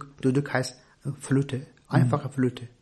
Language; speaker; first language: German; non-native, fluent; Turkish